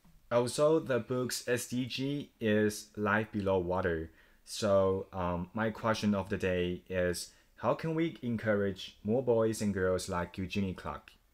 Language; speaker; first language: English; non-native, fluent; Chinese